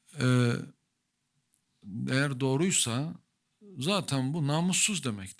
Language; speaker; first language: Turkish; native; Turkish